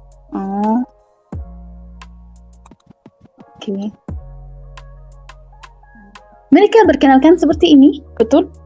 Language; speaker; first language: Indonesian; non-native, learner; Arabic